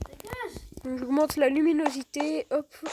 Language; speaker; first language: French; native; French